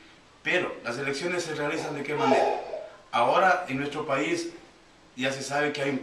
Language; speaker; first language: Spanish; native; Spanish